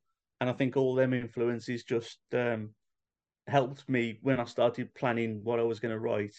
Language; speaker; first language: English; native; English